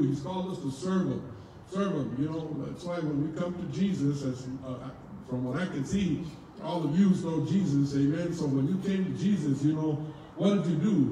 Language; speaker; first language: English; early bilingual, other home language; Spanish